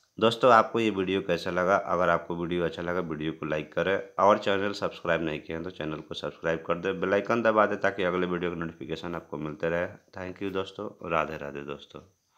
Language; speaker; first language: Hindi; native; Hindi